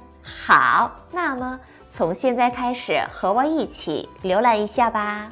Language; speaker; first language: Chinese; non-native, fluent; Korean